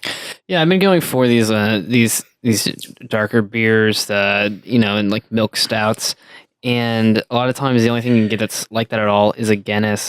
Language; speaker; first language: English; native; English